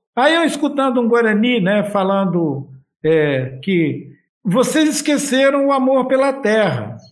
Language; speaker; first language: Portuguese; native; Portuguese